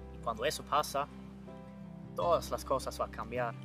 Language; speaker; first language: Spanish; non-native, fluent; Swedish